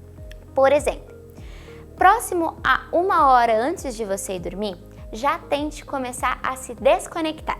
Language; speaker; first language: Portuguese; native; Portuguese